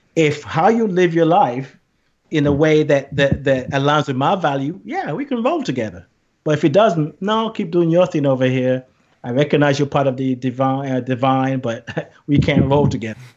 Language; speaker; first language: English; non-native, local second language; Yoruba